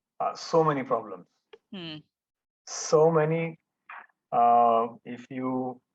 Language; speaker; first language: English; non-native, local second language; Hindi